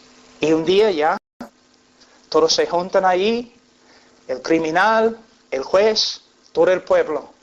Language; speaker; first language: Spanish; non-native, fluent; English